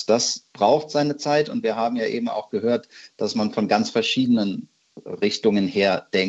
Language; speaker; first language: German; native; German